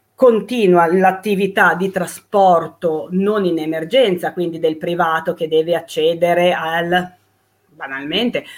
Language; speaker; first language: Italian; native; Italian